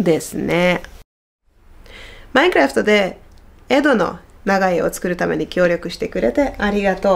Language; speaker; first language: Japanese; non-native, fluent; Hungarian